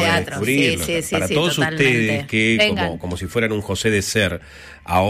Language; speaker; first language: Spanish; native; Spanish